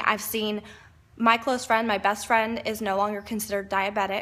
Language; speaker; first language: English; native; English